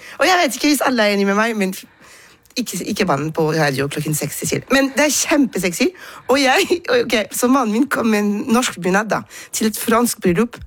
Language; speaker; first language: Norwegian; non-native, fluent; French